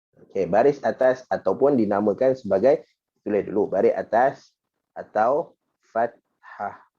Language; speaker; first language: Malay; native; Malay